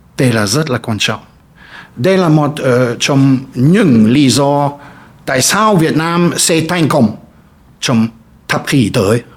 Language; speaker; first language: Vietnamese; non-native, fluent; German